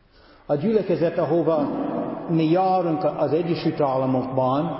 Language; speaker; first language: Hungarian; non-native, fluent; English